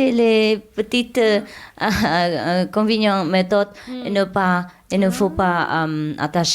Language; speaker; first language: French; non-native, learner; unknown